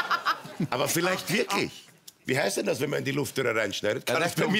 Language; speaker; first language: German; native; German